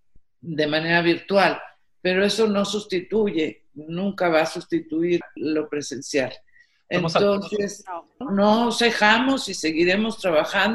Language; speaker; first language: Spanish; native; Spanish